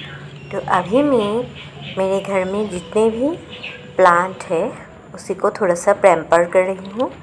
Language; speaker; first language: Hindi; non-native, local second language; Assamese